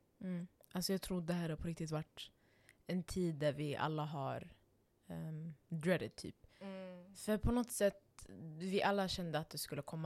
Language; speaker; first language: Swedish; non-native, local second language; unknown